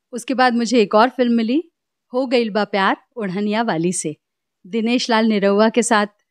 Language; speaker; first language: Hindi; native; Hindi